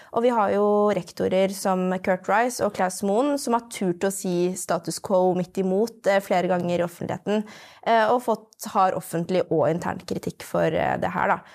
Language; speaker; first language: Norwegian; native; Norwegian